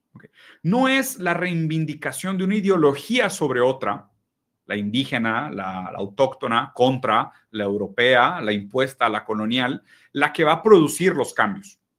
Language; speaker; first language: Spanish; early bilingual, other home language; Portuguese